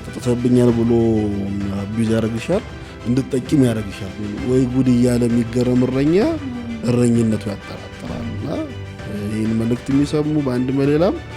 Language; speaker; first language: Amharic; native; Amharic